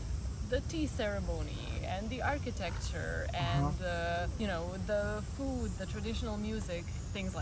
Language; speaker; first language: English; non-native, fluent; Croatian